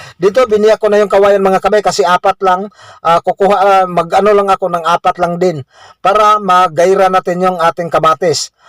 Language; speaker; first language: Filipino; non-native, local second language; Cebuano